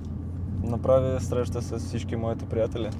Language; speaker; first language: Bulgarian; non-native, learner; Russian